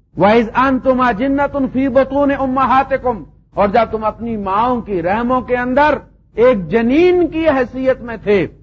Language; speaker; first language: Urdu; non-native, local second language; Punjabi